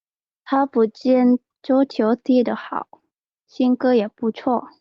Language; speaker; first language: Chinese; non-native, learner; Indonesian